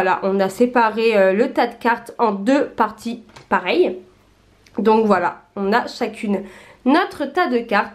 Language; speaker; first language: French; native; French